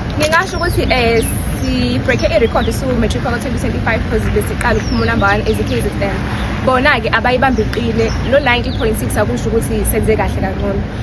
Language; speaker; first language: Zulu; native; Zulu